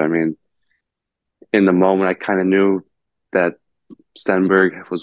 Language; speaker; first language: English; native; English